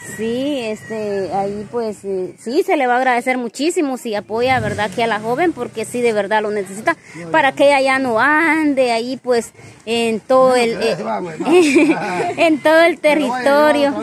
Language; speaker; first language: Spanish; native; Spanish